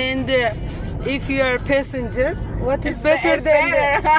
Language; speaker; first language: English; non-native, learner; Turkish